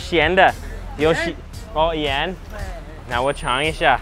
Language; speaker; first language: Chinese; non-native, learner; English